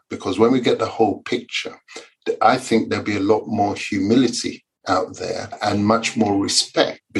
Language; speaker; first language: English; early bilingual, other home language; Yoruba